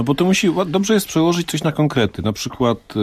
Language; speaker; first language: Polish; native; Polish